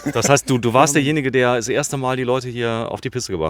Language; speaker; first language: German; native; German